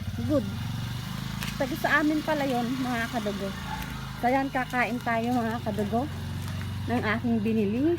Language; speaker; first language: Filipino; non-native, local second language; Iloko